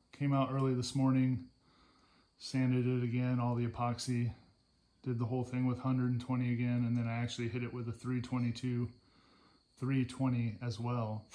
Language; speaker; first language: English; native; English